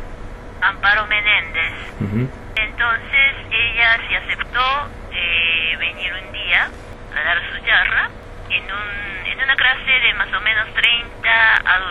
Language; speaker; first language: Spanish; non-native, fluent; Japanese